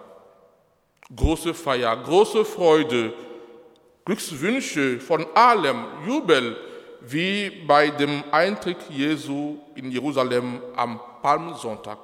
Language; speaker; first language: German; non-native, fluent; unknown